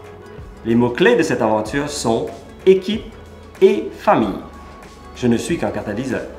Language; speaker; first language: French; non-native, local second language; Morisyen